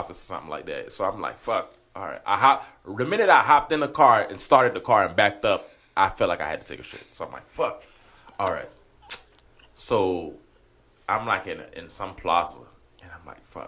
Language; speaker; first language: English; non-native, fluent; Haitian Creole